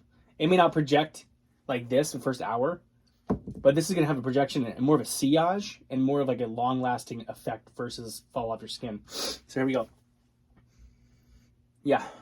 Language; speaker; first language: English; native; English